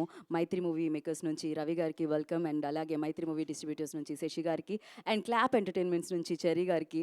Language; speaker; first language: Telugu; native; Telugu